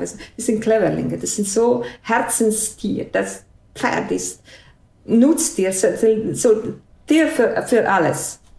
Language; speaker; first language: German; non-native, fluent; Bosnian